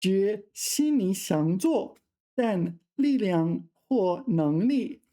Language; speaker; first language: Chinese; non-native, fluent; English